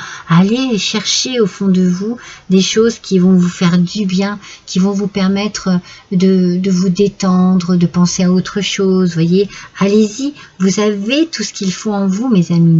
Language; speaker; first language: French; native; French